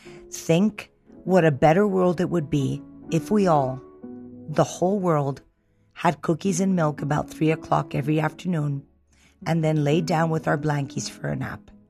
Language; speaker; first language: English; early bilingual, other home language; Spanish